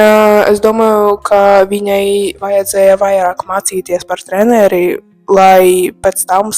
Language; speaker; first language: Latvian; non-native, local second language; Russian